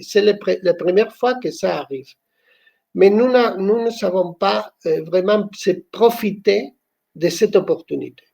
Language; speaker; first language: French; non-native, fluent; Spanish